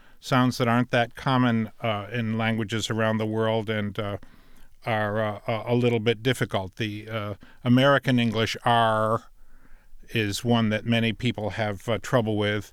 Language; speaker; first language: English; native; English